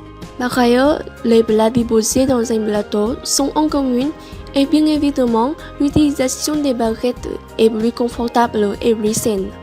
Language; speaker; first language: French; non-native, learner; Vietnamese